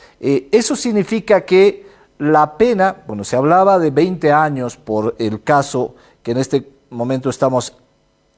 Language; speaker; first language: Spanish; native; Spanish